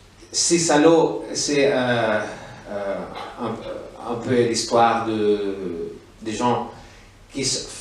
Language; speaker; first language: French; non-native, fluent; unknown